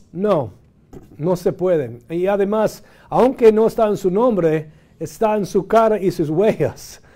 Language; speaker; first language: Spanish; non-native, fluent; English